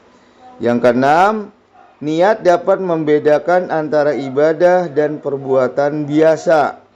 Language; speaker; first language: Indonesian; native; Indonesian